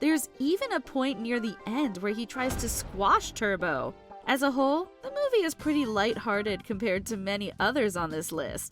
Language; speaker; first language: English; native; English